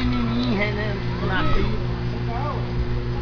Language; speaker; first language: Portuguese; native; Portuguese